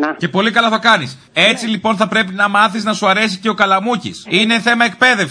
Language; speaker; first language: Greek; native; Greek